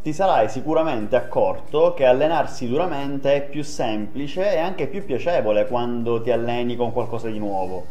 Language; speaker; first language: Italian; native; Italian